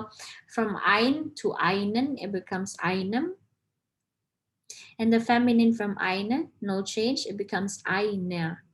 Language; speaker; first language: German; non-native, fluent; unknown